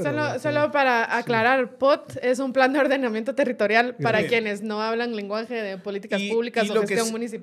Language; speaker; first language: Spanish; native; Spanish